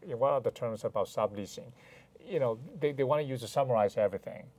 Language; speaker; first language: English; non-native, fluent; Chinese